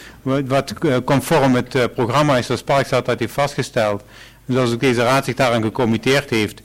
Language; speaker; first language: Dutch; native; Dutch